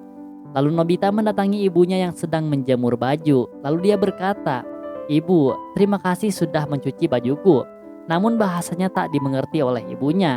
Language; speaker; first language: Indonesian; native; Indonesian